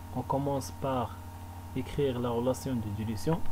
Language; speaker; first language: French; non-native, local second language; Arabic